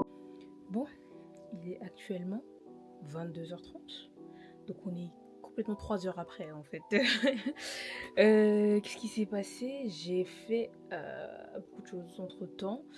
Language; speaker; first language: French; native; French